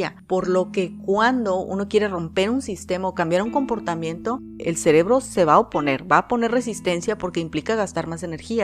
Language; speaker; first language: Spanish; native; Spanish